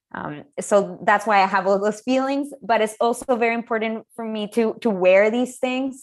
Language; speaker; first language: English; non-native, fluent; Spanish